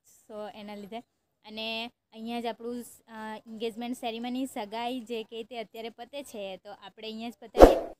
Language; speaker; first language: Gujarati; non-native, local second language; Kukna